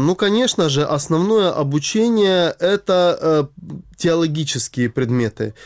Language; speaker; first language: Russian; native; Russian